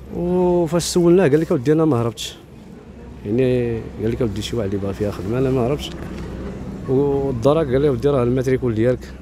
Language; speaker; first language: Arabic; native; Arabic